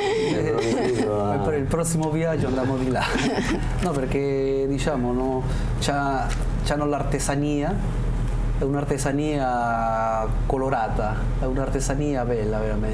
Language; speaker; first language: Italian; non-native, learner; Spanish